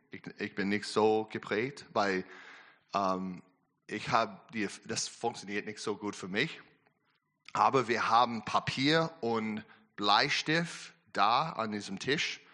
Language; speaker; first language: German; non-native, learner; English